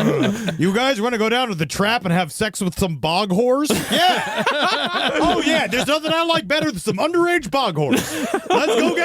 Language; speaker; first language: English; native; English